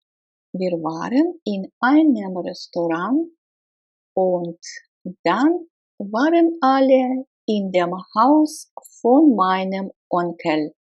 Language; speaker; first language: German; non-native, fluent; Russian